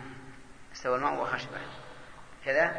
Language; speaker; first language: Arabic; native; Arabic